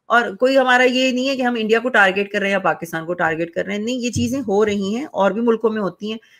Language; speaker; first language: Urdu; native; Urdu